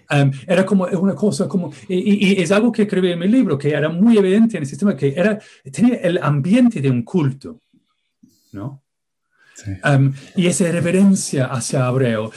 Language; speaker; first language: Spanish; non-native, fluent; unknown